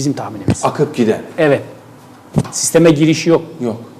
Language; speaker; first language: Turkish; native; Turkish